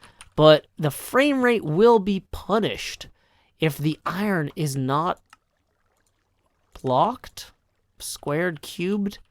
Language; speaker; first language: English; native; English